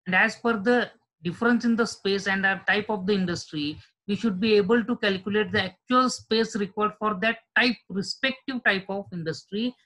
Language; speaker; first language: English; non-native, local second language; Marathi